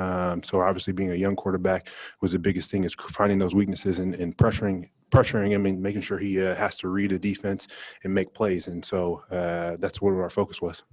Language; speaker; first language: English; native; English